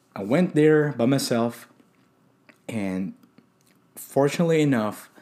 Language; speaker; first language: English; non-native, local second language; Filipino